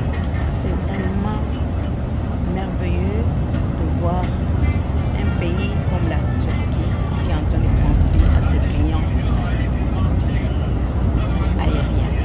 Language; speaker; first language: French; non-native, local second language; Lingala